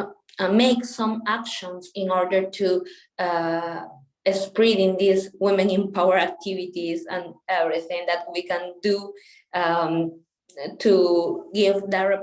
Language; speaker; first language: English; non-native, local second language; Spanish